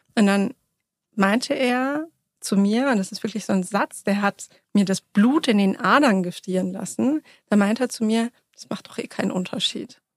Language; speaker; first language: German; early bilingual, other home language; Persian